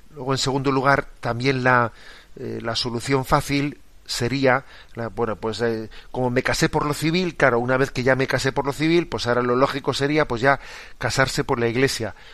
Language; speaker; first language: Spanish; native; Spanish